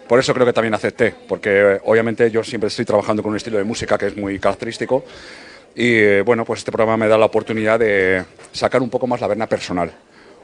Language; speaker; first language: Spanish; native; Spanish